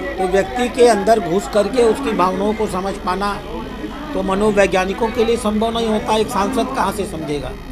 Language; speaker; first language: Hindi; native; Hindi